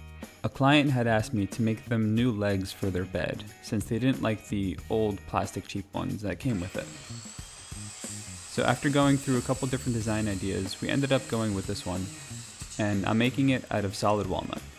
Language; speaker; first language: English; native; English